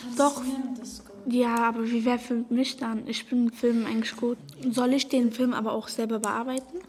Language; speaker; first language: German; early bilingual, other home language; Turkish